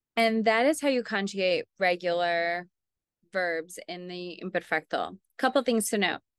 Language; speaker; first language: English; native; English